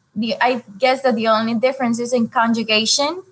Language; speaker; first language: English; non-native, fluent; Spanish